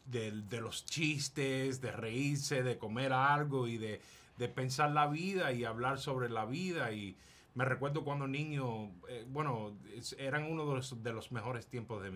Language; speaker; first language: Spanish; early bilingual, heritage; English